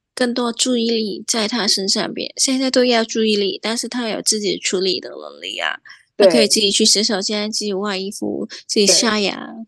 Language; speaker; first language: Chinese; non-native, fluent; Cantonese